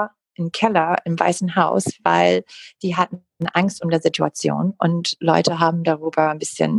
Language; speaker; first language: German; non-native, fluent; English